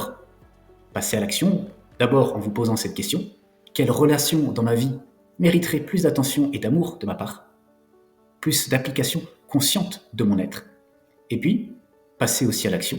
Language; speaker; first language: French; native; French